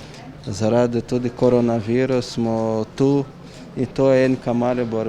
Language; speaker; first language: Slovenian; non-native, learner; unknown